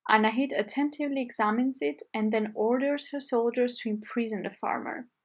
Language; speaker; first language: English; non-native, fluent; Armenian